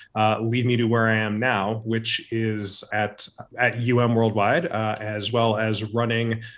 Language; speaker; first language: English; native; English